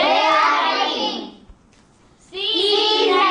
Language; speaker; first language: English; non-native, learner; Gujarati